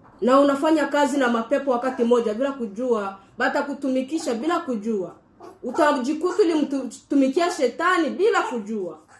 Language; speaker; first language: Swahili; native; Swahili